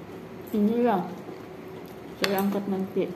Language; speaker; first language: Indonesian; non-native, learner; Filipino